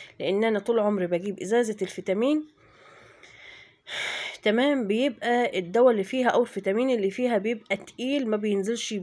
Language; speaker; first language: Arabic; native; Arabic